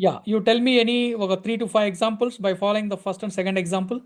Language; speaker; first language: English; non-native, local second language; Telugu